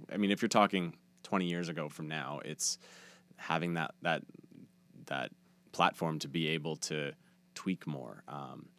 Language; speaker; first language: English; native; English